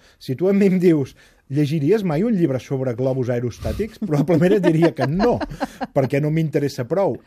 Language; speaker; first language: Catalan; native; Catalan